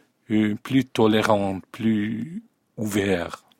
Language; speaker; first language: French; non-native, fluent; Hungarian